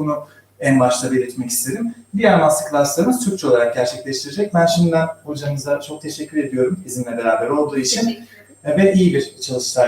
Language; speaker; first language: Turkish; native; Turkish